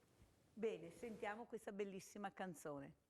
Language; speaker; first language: Italian; native; Italian